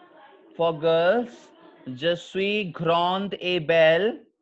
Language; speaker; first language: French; non-native, fluent; Hindi